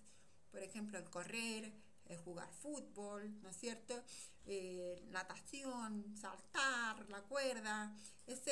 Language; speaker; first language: Spanish; native; Spanish